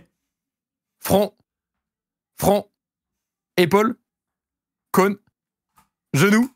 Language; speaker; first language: French; native; French